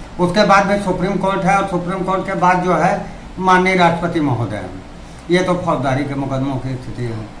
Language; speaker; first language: Hindi; native; Hindi